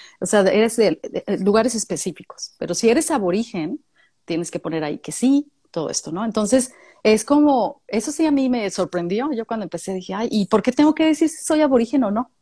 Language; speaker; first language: Spanish; native; Spanish